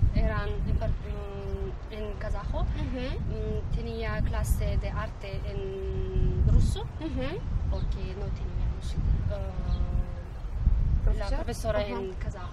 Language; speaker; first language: Spanish; non-native, learner; Kazakh